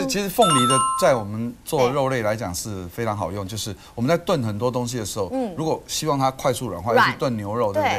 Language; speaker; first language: Chinese; native; Chinese